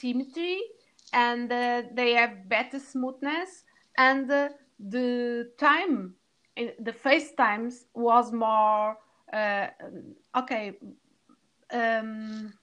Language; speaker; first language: English; non-native, learner; Portuguese